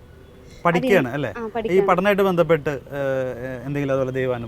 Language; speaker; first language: Malayalam; native; Malayalam